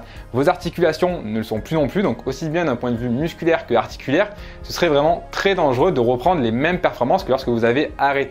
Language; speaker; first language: French; native; French